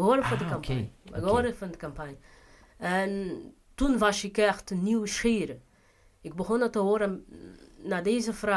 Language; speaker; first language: Dutch; non-native, fluent; Portuguese